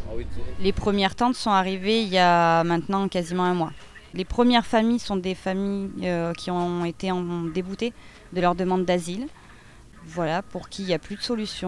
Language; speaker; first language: French; native; French